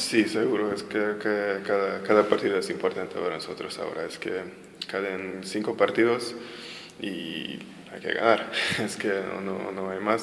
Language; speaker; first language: Spanish; non-native, learner; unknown